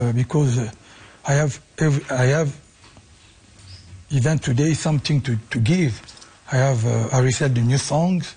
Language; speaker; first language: English; non-native, learner; Lingala